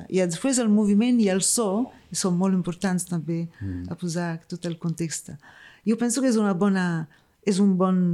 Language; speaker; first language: Catalan; non-native, fluent; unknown